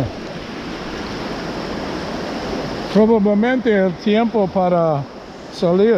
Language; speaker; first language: Spanish; non-native, learner; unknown